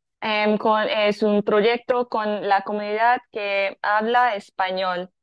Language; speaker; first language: Spanish; non-native, fluent; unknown